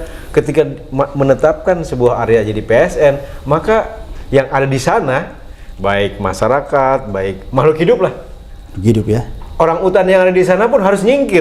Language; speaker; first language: Indonesian; native; Indonesian